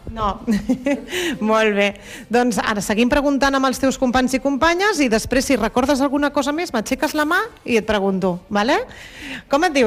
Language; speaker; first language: Catalan; native; Catalan